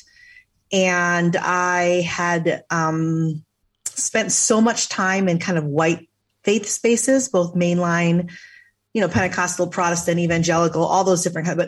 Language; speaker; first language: English; native; English